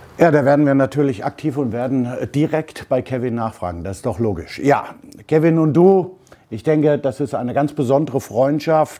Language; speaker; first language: German; native; German